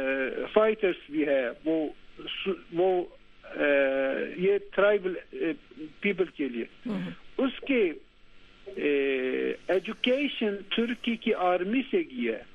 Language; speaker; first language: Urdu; non-native, learner; Turkish